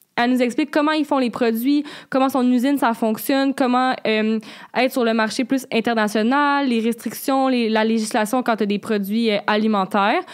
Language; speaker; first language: French; native; French